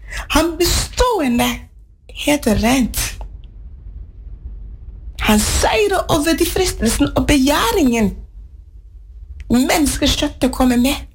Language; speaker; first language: Norwegian; non-native, fluent; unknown